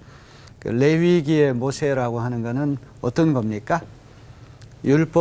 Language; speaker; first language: Korean; native; Korean